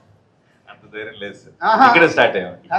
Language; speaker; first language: Telugu; native; Telugu